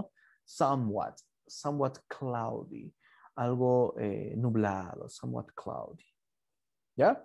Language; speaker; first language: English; non-native, fluent; Spanish